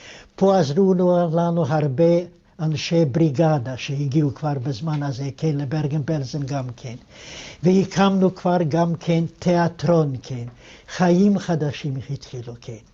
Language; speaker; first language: Hebrew; non-native, fluent; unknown